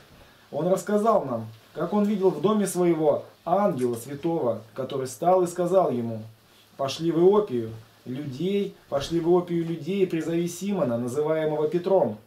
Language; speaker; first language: Russian; native; Russian